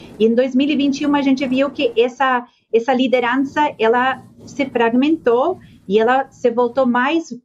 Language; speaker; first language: Portuguese; non-native, fluent; Spanish